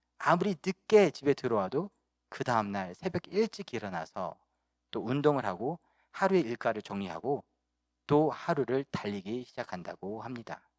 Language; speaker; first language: Korean; early bilingual, heritage; Korean